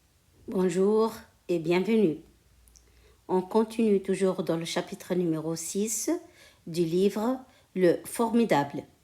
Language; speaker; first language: French; non-native, local second language; Arabic